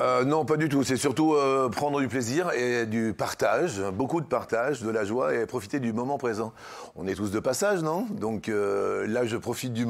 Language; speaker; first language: French; native; French